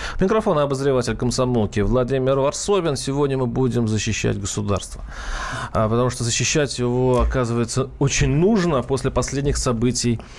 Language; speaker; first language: Russian; native; Russian